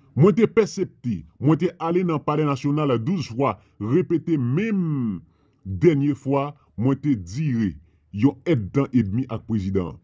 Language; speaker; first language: Haitian Creole; non-native, fluent; Spanish